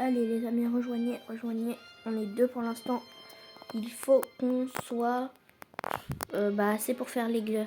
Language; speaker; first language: French; native; French